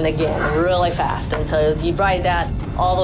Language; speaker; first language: English; native; English